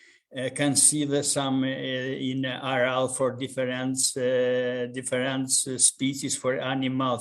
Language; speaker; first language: English; non-native, learner; Albanian